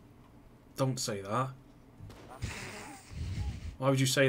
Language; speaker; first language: English; native; English